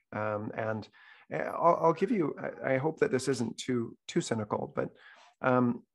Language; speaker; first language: English; native; English